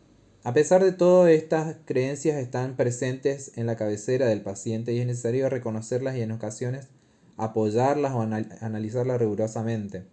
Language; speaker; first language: Spanish; native; Spanish